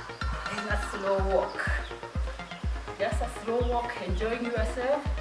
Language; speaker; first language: English; non-native, local second language; Swahili